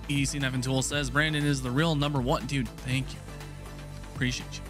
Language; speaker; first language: English; native; English